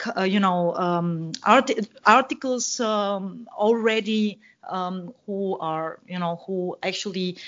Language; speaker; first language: English; non-native, fluent; Bulgarian